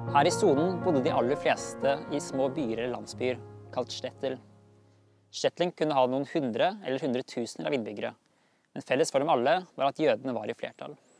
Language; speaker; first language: Norwegian; native; Norwegian